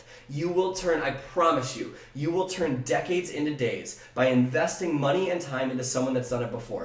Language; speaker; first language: English; native; English